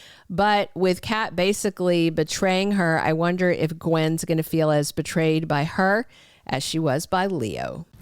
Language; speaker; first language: English; native; English